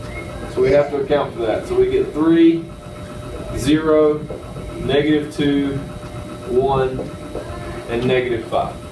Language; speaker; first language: English; native; English